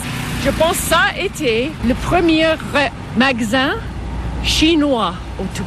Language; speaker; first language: French; non-native, fluent; English